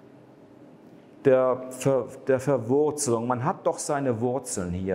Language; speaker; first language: German; native; German